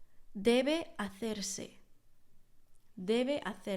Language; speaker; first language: Spanish; non-native, fluent; English